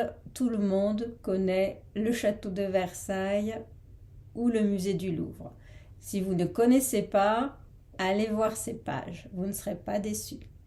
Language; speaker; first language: French; non-native, fluent; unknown